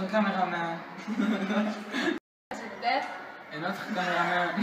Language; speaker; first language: French; non-native, learner; Arabic